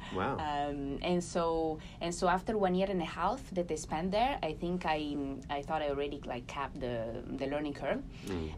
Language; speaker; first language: English; non-native, fluent; Italian